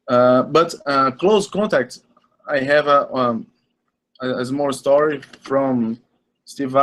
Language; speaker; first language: English; non-native, learner; Portuguese